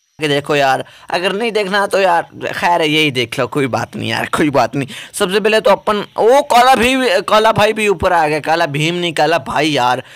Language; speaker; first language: Hindi; native; Hindi